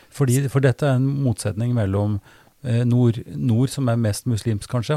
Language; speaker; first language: Norwegian; native; Norwegian